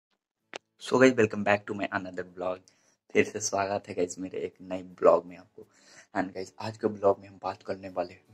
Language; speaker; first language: Hindi; non-native, local second language; Bhojpuri